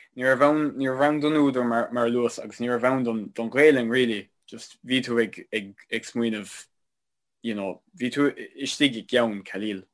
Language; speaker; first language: Irish; non-native, local second language; English